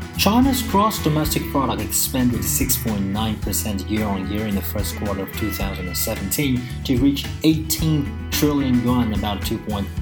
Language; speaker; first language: English; non-native, fluent; Chinese